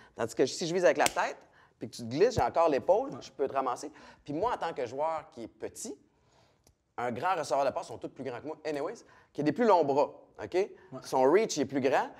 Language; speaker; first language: French; native; French